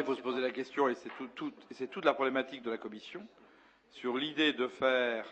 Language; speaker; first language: French; native; French